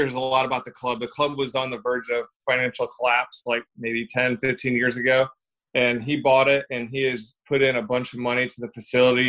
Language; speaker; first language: English; native; English